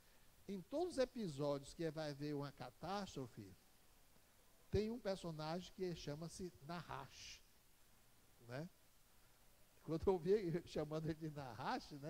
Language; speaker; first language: Portuguese; native; Portuguese